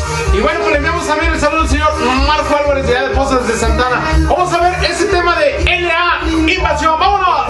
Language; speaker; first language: Spanish; native; Spanish